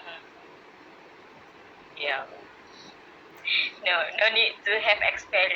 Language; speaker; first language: English; non-native, learner; Indonesian